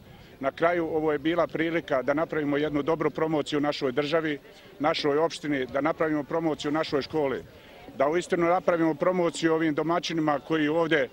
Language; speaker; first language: Bosnian; native; Bosnian